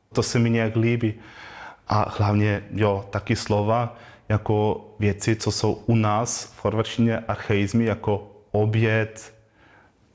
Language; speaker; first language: Czech; non-native, fluent; German